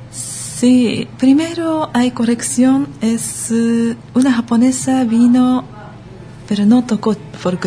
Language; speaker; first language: Spanish; non-native, learner; Japanese